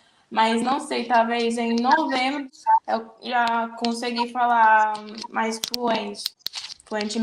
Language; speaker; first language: Portuguese; non-native, learner; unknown